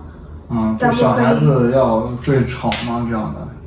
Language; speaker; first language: Chinese; native; Chinese